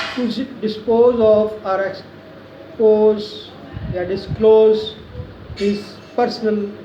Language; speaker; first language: English; non-native, local second language; Urdu